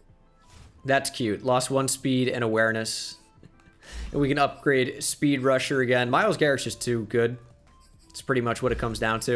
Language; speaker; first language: English; native; English